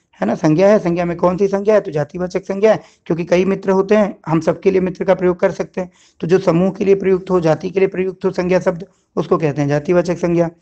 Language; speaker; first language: Hindi; native; Hindi